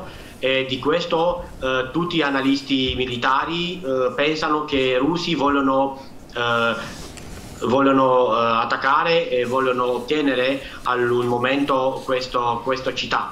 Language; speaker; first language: Italian; non-native, fluent; Romanian